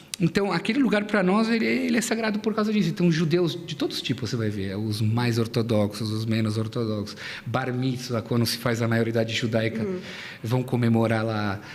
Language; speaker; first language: Portuguese; native; Portuguese